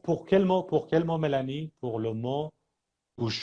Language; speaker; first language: French; non-native, fluent; Persian